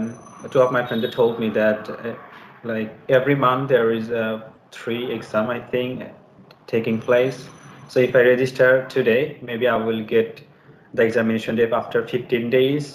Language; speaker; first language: English; non-native, learner; Bangla